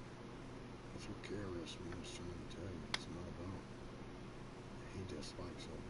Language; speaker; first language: English; native; English